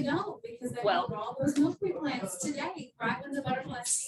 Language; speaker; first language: English; native; English